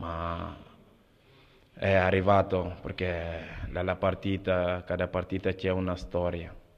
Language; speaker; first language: Italian; non-native, learner; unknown